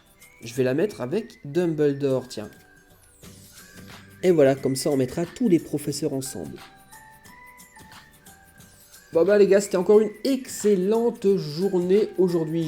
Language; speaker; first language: French; native; French